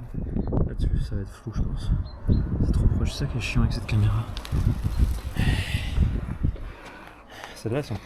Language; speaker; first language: French; native; French